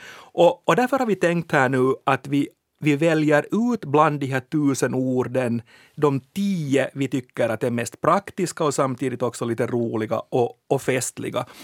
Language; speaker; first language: Swedish; native; Swedish